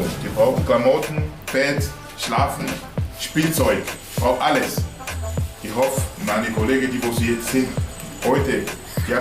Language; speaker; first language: German; non-native, learner; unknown